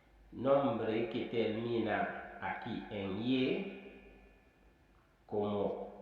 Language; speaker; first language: Spanish; non-native, fluent; Haitian Creole